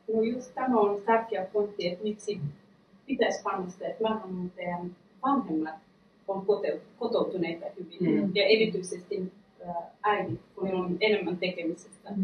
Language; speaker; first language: Finnish; non-native, fluent; Persian